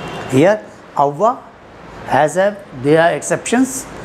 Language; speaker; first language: English; non-native, local second language; Hindi